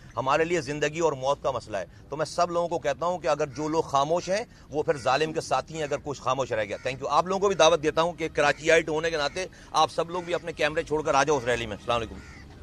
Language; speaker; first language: Urdu; native; Urdu